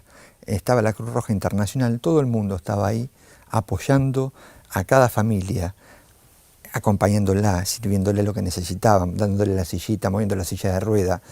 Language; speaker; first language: Spanish; native; Spanish